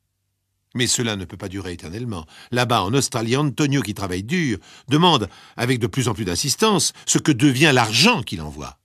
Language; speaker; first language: French; native; French